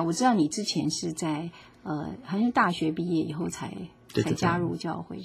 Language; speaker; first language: Chinese; native; Chinese